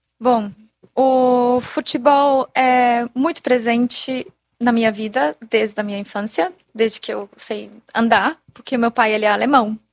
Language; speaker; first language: Portuguese; non-native, fluent; German